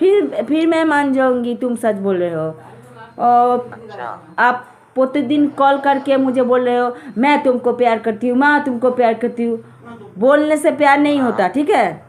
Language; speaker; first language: Hindi; non-native, local second language; Bangla